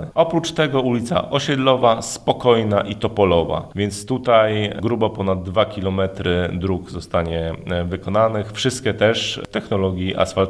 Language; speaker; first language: Polish; native; Polish